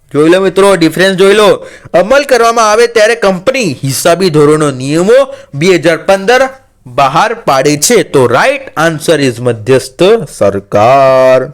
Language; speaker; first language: Gujarati; non-native, local second language; Marathi